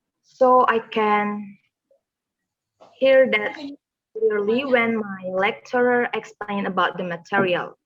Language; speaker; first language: English; non-native, learner; Indonesian